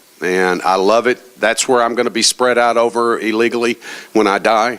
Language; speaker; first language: English; native; English